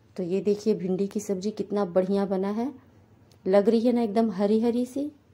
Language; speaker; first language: Hindi; native; Hindi